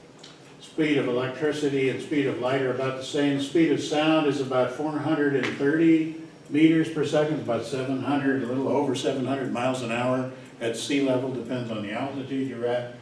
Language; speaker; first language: English; native; English